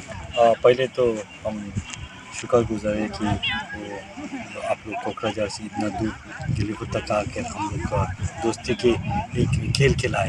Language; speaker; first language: Hindi; non-native, fluent; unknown